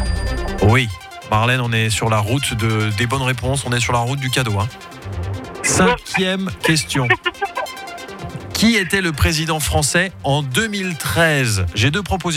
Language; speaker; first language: French; native; French